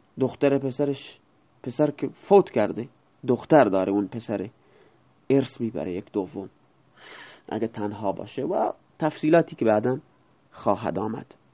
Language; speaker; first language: Persian; non-native, local second language; Baluchi